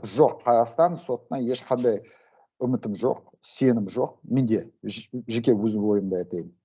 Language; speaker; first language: Kazakh; non-native, local second language; Russian